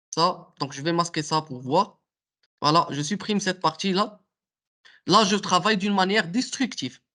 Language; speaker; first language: French; non-native, local second language; Arabic